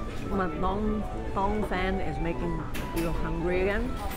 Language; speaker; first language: English; early bilingual, other home language; Cantonese